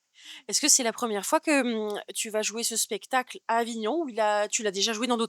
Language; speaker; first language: French; native; French